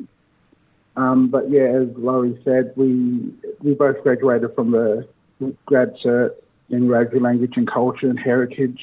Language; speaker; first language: English; native; English